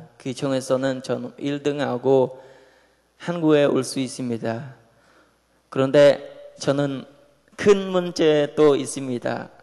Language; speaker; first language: Korean; non-native, learner; Khmer